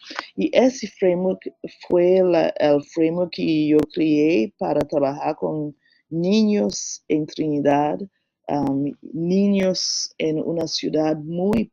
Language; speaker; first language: Spanish; non-native, learner; English